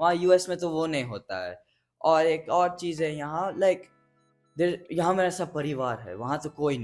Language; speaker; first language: Hindi; early bilingual, heritage; English